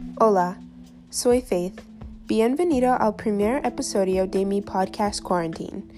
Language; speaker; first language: Spanish; non-native, learner; English